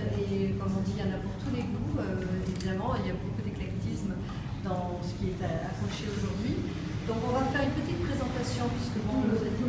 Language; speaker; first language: French; native; French